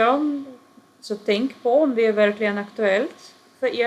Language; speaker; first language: Swedish; non-native, fluent; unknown